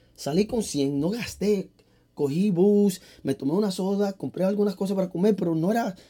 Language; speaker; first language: Spanish; early bilingual, heritage; Spanish